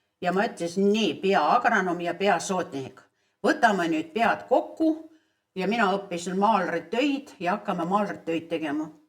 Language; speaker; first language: Estonian; early bilingual, heritage; Estonian